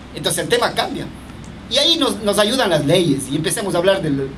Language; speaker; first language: Spanish; native; Spanish